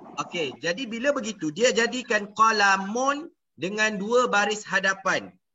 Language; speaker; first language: Malay; native; Malay